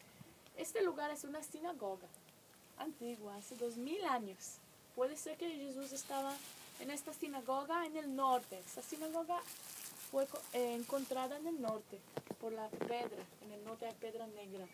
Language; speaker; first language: Spanish; non-native, fluent; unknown